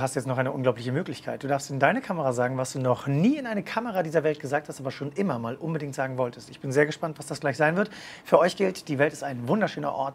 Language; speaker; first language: German; native; German